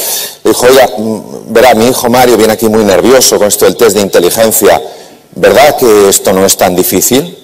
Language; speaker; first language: Spanish; native; Spanish